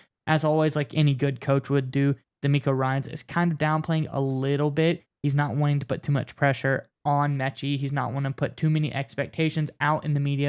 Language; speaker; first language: English; native; English